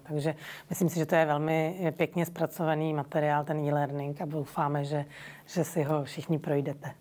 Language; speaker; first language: Czech; native; Czech